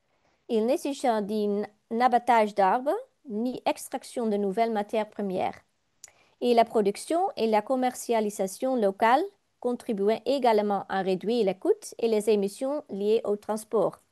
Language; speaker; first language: French; non-native, learner; Dutch